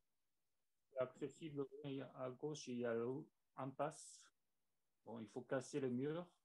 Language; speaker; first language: French; non-native, learner; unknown